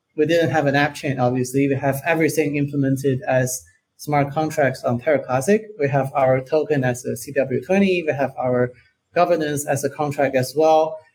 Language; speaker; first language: English; non-native, fluent; Chinese